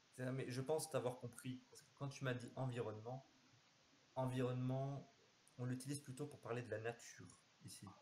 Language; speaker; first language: French; native; French